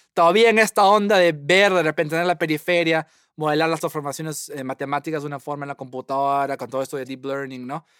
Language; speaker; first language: Spanish; native; Spanish